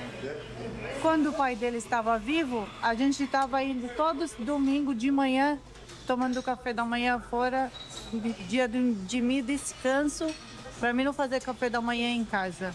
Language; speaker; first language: Portuguese; non-native, learner; Arabic